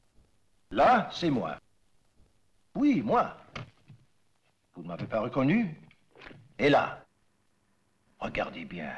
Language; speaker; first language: French; non-native, fluent; English